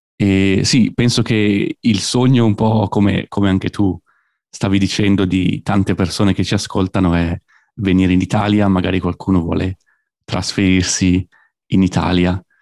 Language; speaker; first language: Italian; native; Italian